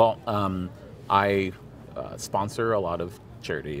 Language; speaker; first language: English; native; English